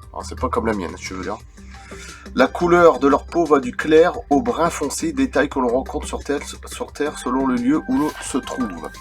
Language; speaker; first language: French; native; French